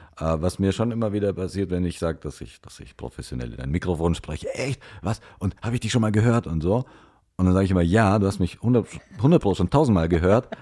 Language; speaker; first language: German; early bilingual, other home language; Romanian